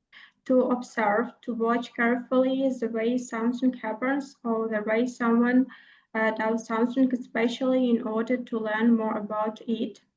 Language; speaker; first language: English; non-native, learner; Ukrainian